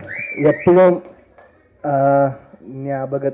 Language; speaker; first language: Tamil; non-native, learner; Malayalam